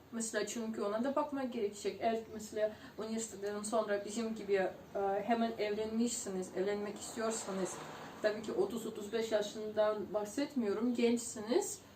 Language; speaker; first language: Turkish; non-native, fluent; Ukrainian